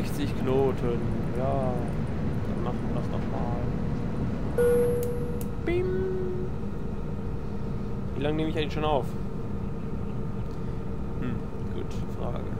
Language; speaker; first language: German; native; German